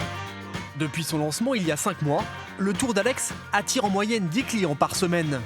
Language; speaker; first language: French; native; French